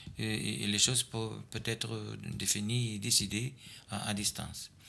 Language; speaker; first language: French; non-native, fluent; Portuguese